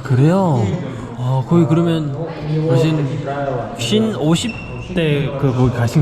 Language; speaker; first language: Korean; native; Korean